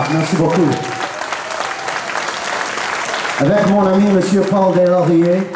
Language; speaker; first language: French; non-native, learner; English